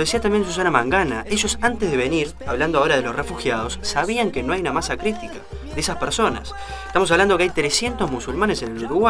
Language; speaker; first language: Spanish; native; Spanish